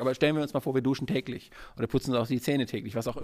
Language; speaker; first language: German; native; German